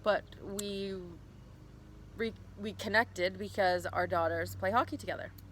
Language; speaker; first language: English; native; English